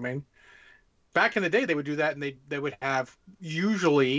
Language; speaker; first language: English; native; English